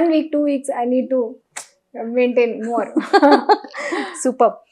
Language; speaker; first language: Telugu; non-native, local second language; Hindi